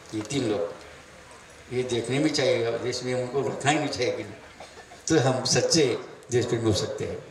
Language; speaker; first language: Hindi; non-native, local second language; Marathi